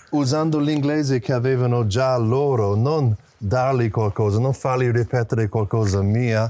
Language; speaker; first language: Italian; non-native, fluent; English